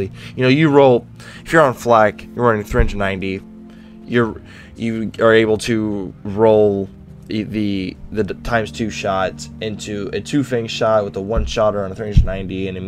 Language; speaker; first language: English; native; English